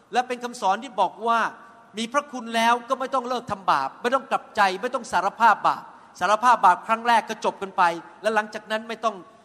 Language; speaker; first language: Thai; native; Thai